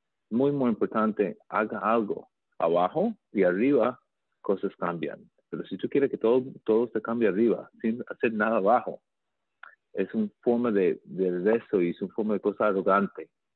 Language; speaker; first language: Spanish; native; Spanish